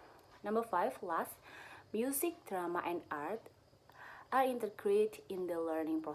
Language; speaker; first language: English; non-native, learner; Indonesian